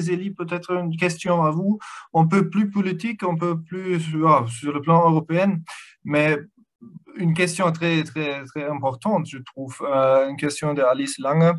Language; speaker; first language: French; non-native, fluent; German